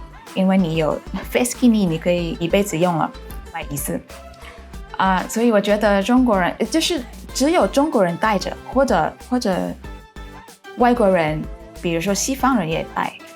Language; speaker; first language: Chinese; non-native, fluent; Thai